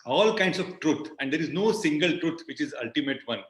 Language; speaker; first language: English; non-native, local second language; Marathi